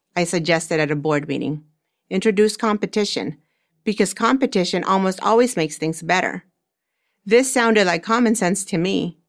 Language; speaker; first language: English; early bilingual, other home language; Spanish